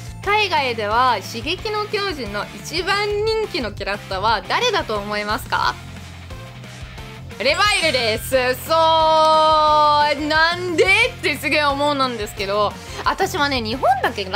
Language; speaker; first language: Japanese; non-native, fluent; Italian